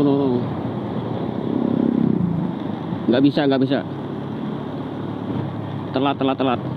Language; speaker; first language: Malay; non-native, local second language; Javanese